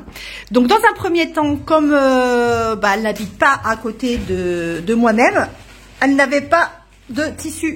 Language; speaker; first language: French; native; French